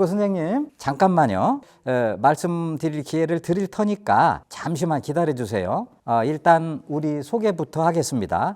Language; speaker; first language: Korean; native; Korean